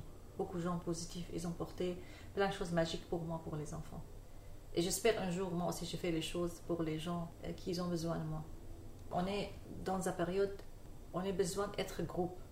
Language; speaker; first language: French; non-native, learner; Arabic